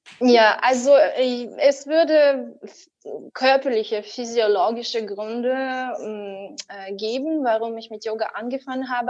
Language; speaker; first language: German; non-native, fluent; Russian